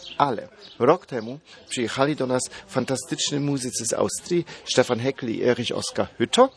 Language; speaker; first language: Polish; non-native, fluent; German